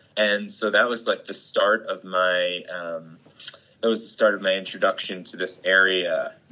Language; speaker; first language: English; native; English